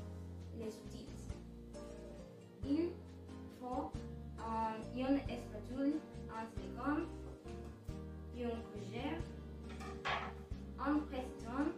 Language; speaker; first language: French; non-native, learner; Spanish